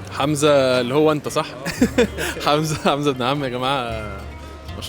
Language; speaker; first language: Arabic; native; Arabic